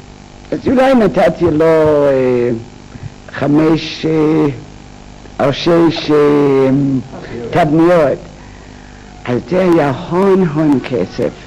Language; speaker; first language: Hebrew; non-native, fluent; English